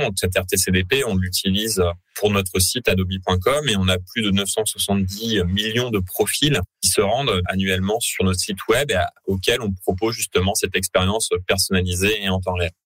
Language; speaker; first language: French; native; French